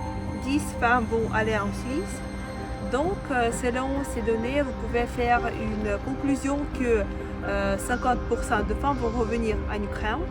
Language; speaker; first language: French; non-native, fluent; Russian